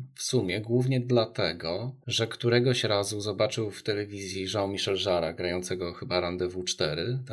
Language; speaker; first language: Polish; native; Polish